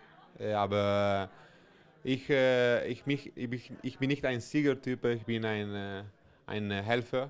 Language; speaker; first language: German; non-native, local second language; Italian